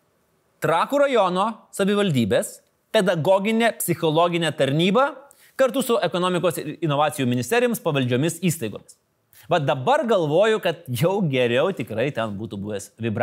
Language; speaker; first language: Lithuanian; native; Lithuanian